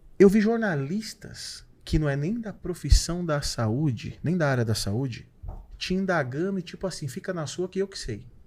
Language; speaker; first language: Portuguese; native; Portuguese